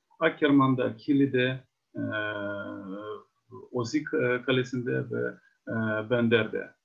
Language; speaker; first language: Turkish; non-native, fluent; Ukrainian